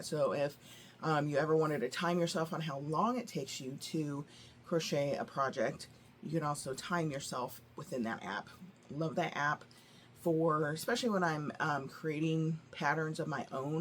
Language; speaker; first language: English; native; English